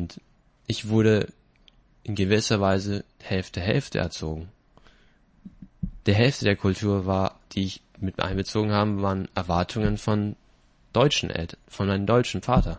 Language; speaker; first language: German; native; German